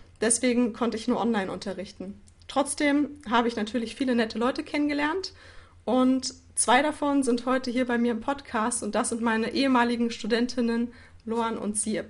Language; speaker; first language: German; native; German